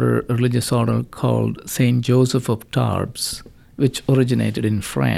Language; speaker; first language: English; non-native, local second language; Malayalam